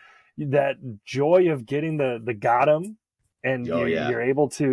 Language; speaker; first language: English; native; English